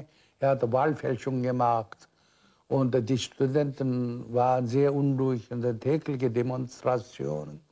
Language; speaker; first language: German; non-native, fluent; Korean